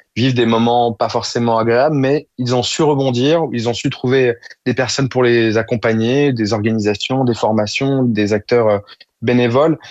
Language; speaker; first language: French; native; French